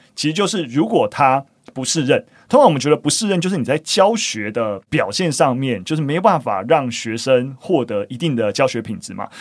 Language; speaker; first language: Chinese; native; Chinese